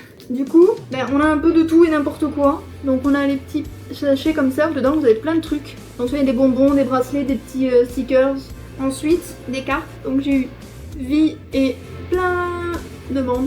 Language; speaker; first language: French; native; French